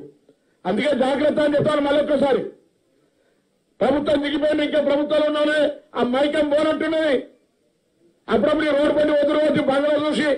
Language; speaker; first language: Telugu; native; Telugu